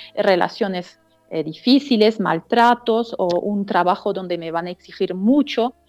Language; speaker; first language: Spanish; non-native, fluent; French